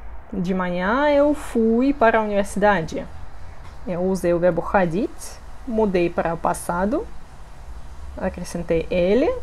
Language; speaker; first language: Portuguese; non-native, fluent; Russian